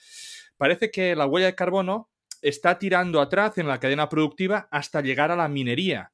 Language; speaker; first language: Spanish; native; Spanish